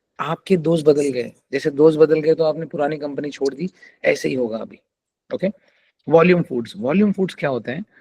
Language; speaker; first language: Hindi; non-native, local second language; Telugu